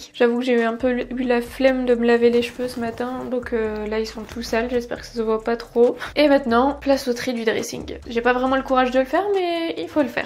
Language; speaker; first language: French; native; French